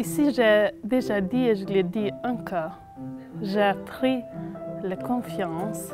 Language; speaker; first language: French; non-native, learner; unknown